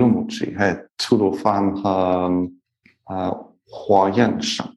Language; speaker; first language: Chinese; non-native, learner; English